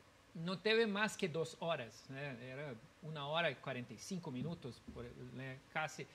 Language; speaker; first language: Spanish; non-native, learner; Portuguese